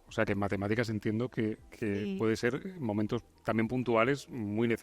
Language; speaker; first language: Spanish; native; Spanish